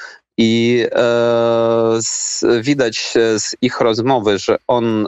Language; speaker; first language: Polish; non-native, fluent; Ukrainian